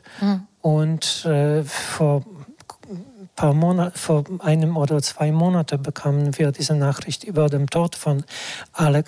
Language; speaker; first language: German; non-native, fluent; Polish